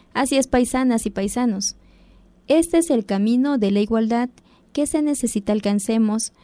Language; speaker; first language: Spanish; non-native, local second language; Zapotec